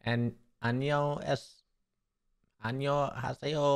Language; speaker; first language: Korean; non-native, learner; English